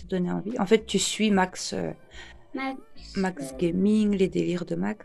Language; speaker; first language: French; native; French